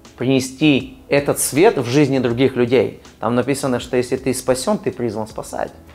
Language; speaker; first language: Russian; early bilingual, other home language; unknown